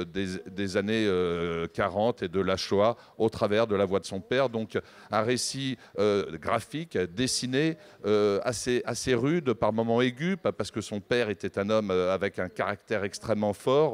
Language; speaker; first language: French; native; French